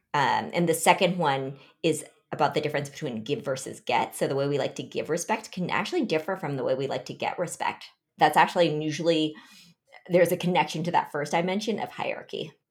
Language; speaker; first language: English; early bilingual, other home language; Vietnamese